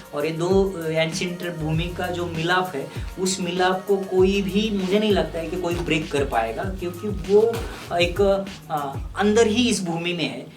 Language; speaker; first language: Hindi; non-native, local second language; Marathi